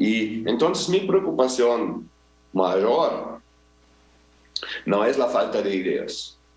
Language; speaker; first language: Spanish; non-native, fluent; Portuguese